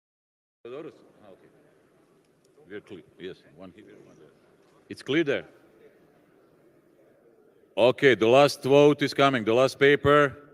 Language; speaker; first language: English; non-native, fluent; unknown